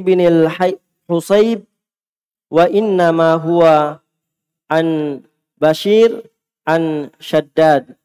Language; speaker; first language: Arabic; non-native, fluent; Indonesian